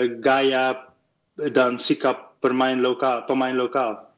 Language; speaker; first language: Indonesian; non-native, fluent; Dutch